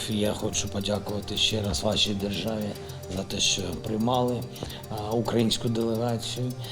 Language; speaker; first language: Ukrainian; non-native, local second language; Russian